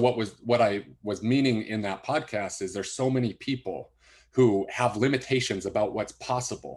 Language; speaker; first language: English; native; English